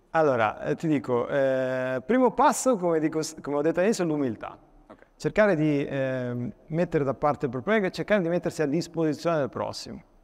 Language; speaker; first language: Italian; native; Italian